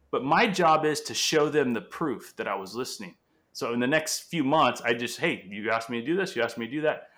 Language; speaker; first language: English; non-native, fluent; Portuguese